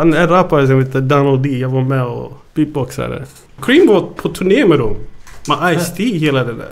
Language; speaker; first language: Swedish; early bilingual, other home language; Amharic